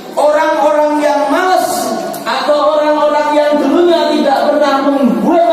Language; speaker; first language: Indonesian; non-native, local second language; Javanese